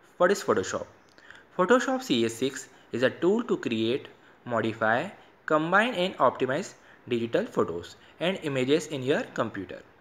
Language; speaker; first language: English; non-native, local second language; Hindi